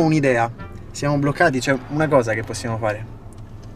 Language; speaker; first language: Italian; native; Italian